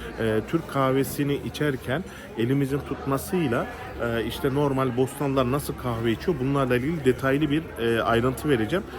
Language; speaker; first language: Turkish; native; Turkish